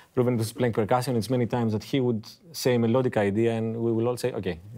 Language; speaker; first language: English; non-native, fluent; Greek